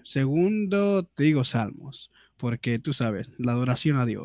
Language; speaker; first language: Spanish; early bilingual, heritage; Spanish